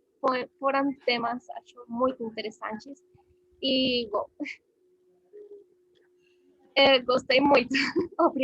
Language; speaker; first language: Portuguese; non-native, learner; Spanish